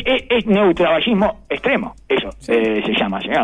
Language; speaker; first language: Spanish; native; Spanish